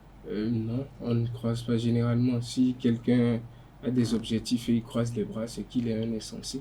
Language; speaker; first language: French; non-native, local second language; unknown